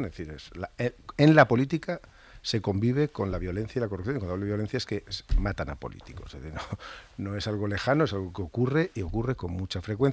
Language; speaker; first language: Spanish; native; Spanish